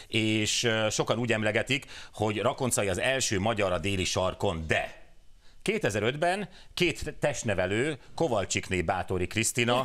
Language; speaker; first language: Hungarian; native; Hungarian